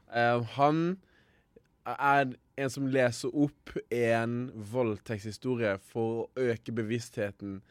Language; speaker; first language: Norwegian; early bilingual, other home language; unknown